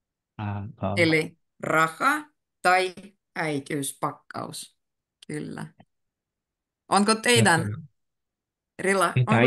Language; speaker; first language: Finnish; native; Finnish